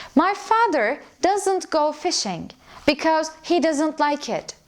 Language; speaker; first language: English; non-native, fluent; Turkish